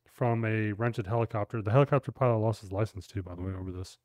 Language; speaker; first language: English; native; English